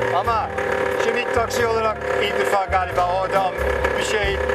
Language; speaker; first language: Turkish; non-native, fluent; Dutch